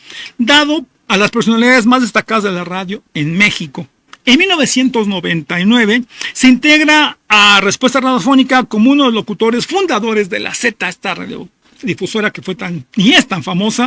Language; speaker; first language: Spanish; native; Spanish